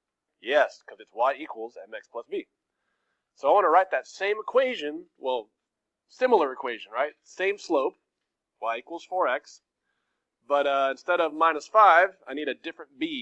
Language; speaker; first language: English; native; English